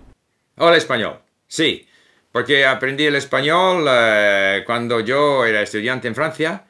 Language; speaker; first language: Spanish; non-native, fluent; English